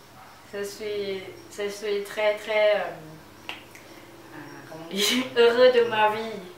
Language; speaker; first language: French; non-native, learner; Lao